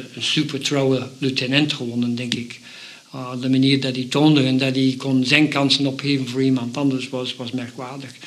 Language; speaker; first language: Dutch; non-native, fluent; English